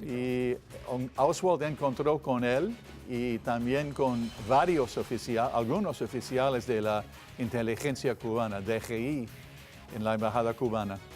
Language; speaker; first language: Spanish; non-native, fluent; English